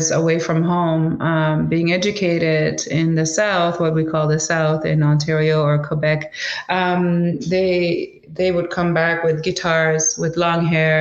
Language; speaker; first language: English; non-native, fluent; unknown